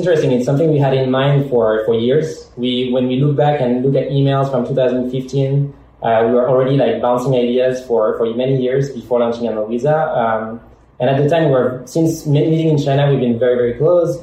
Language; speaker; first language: English; non-native, fluent; French